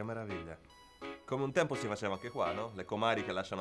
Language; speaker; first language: Italian; native; Italian